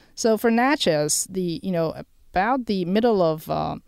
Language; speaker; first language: English; non-native, fluent; Chinese